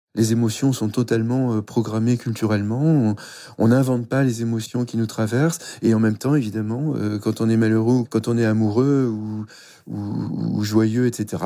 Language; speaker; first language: French; native; French